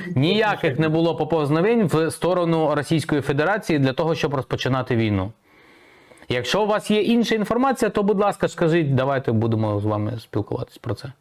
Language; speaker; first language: Ukrainian; native; Ukrainian